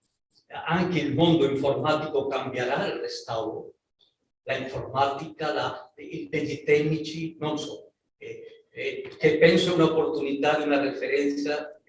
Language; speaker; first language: Italian; non-native, learner; Spanish